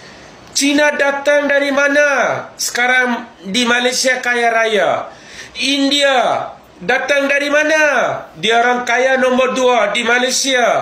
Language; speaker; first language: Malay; non-native, fluent; Bangla